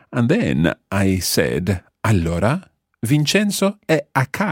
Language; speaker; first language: Italian; non-native, fluent; English